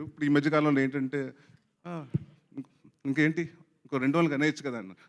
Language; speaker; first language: Telugu; native; Telugu